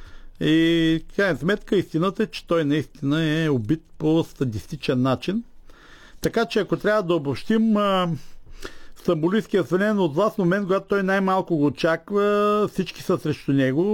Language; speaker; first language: Bulgarian; native; Bulgarian